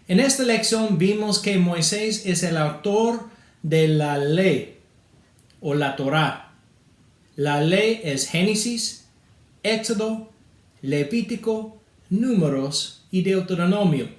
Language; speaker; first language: Spanish; non-native, fluent; English